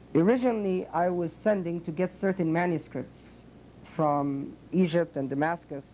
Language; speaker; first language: English; non-native, fluent; Arabic